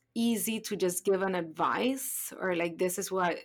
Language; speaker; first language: English; non-native, fluent; Spanish